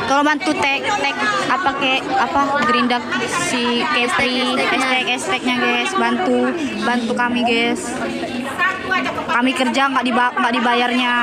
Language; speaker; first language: Indonesian; native; Indonesian